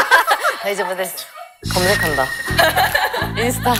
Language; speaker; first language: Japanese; non-native, learner; Korean